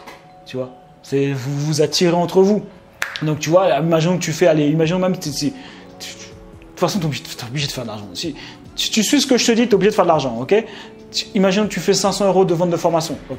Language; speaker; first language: French; native; French